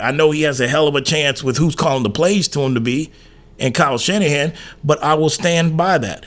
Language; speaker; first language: English; native; English